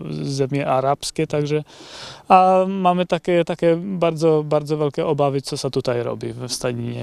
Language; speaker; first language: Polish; non-native, learner; Czech